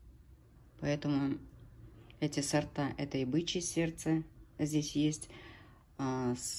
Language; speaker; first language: Russian; native; Russian